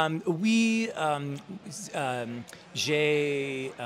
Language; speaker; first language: French; non-native, learner; English